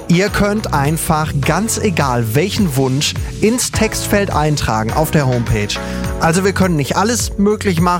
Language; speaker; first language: German; native; German